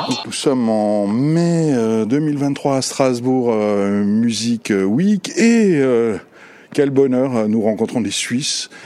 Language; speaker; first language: French; native; French